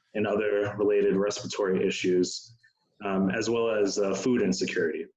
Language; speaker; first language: English; native; English